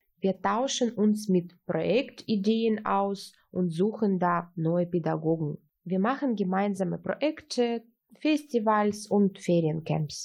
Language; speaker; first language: German; early bilingual, heritage; Russian